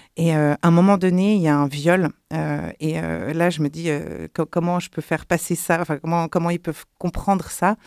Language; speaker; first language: French; non-native, local second language; German